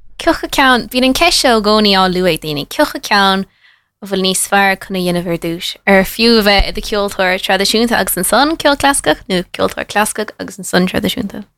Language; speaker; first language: Irish; native; Irish